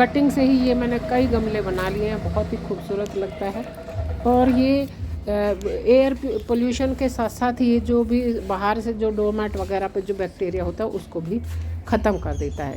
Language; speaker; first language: Hindi; native; Hindi